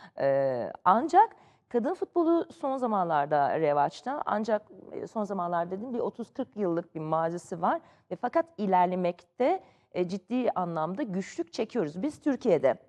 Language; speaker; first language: Turkish; native; Turkish